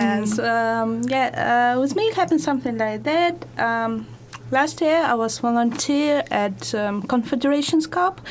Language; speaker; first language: English; non-native, learner; Russian